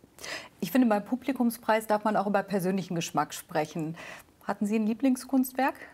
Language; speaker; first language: German; native; German